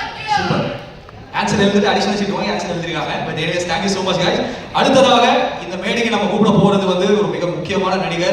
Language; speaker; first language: Tamil; native; Tamil